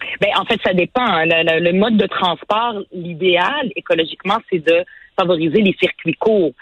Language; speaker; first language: French; early bilingual, other home language; Arabic